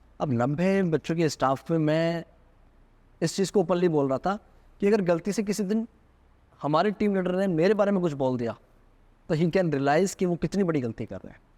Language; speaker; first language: Hindi; native; Hindi